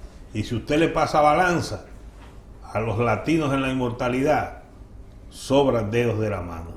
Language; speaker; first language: Spanish; native; Spanish